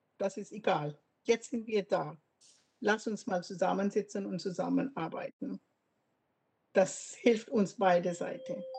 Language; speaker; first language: German; non-native, fluent; Punjabi